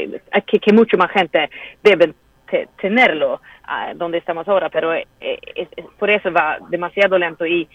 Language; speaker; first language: Spanish; non-native, fluent; Swedish